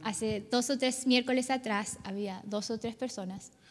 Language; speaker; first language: Spanish; non-native, fluent; English